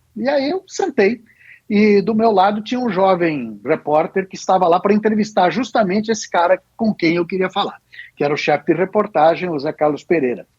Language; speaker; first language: Portuguese; native; Portuguese